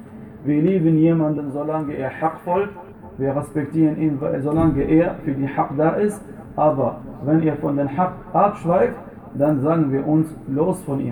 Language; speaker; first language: German; non-native, fluent; Arabic